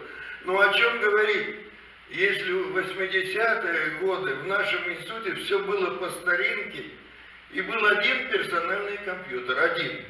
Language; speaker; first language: Russian; native; Russian